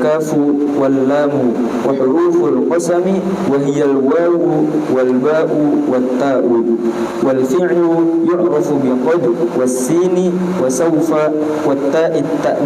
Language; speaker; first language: Arabic; non-native, learner; Indonesian